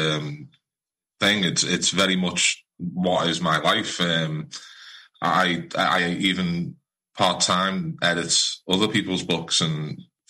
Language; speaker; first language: English; native; English